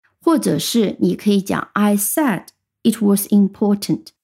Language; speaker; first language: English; non-native, fluent; Chinese